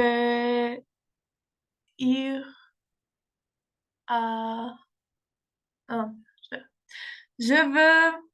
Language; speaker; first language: French; non-native, learner; Spanish